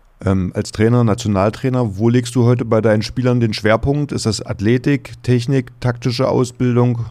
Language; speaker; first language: German; native; German